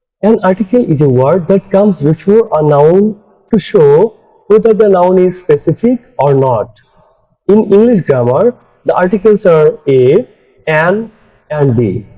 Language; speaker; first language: English; non-native, fluent; Bangla